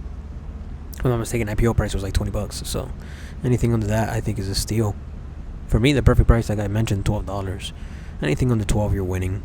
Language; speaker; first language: English; native; English